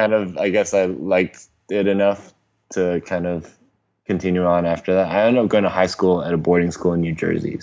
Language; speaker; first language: English; non-native, local second language; Cantonese